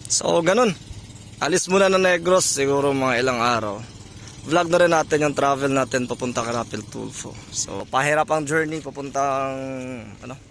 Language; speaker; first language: Filipino; non-native, local second language; Cebuano